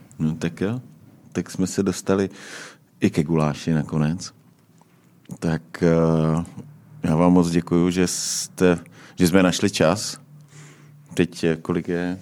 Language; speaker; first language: Czech; native; Czech